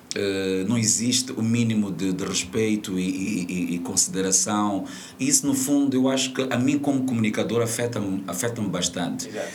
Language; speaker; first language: Portuguese; native; Portuguese